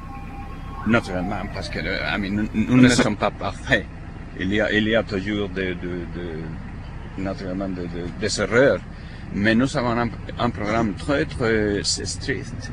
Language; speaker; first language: French; non-native, fluent; Spanish